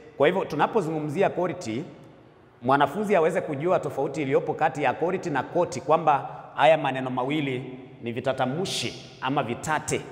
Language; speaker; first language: Swahili; non-native, local second language; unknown